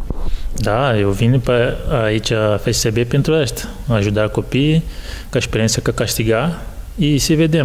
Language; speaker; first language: Romanian; non-native, learner; Portuguese